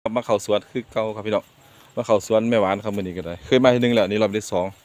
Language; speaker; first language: Thai; non-native, local second language; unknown